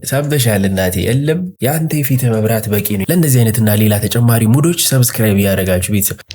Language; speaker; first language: Amharic; native; Amharic